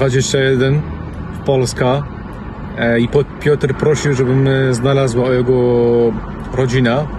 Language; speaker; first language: Polish; non-native, learner; Central Kurdish